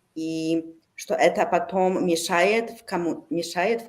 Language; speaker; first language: Russian; non-native, learner; Polish